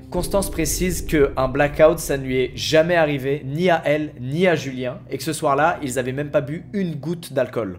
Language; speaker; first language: French; native; French